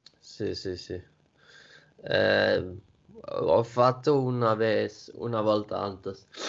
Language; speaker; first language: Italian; non-native, learner; Swedish